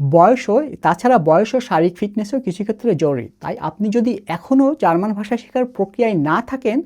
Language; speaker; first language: Bangla; native; Bangla